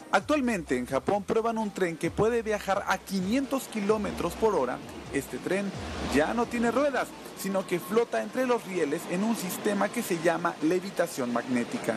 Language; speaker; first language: Spanish; native; Spanish